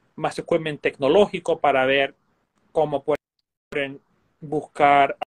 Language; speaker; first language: Spanish; early bilingual, heritage; Spanish